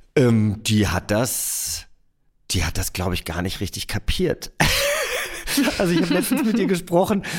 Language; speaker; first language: German; native; German